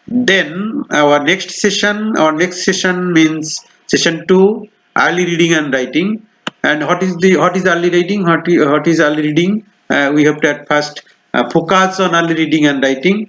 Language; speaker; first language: English; non-native, local second language; Bangla